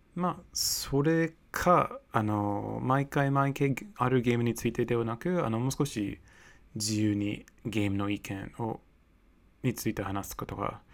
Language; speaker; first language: Japanese; non-native, fluent; English